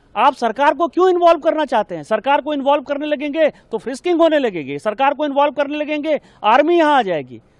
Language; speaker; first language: Hindi; native; Hindi